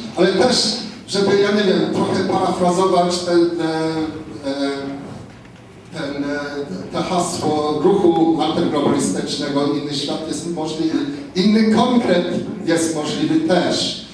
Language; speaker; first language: Polish; non-native, fluent; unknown